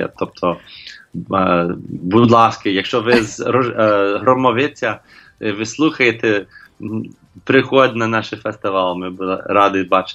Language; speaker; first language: Ukrainian; non-native, learner; English